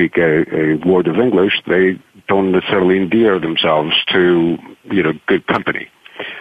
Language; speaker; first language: English; non-native, fluent; Greek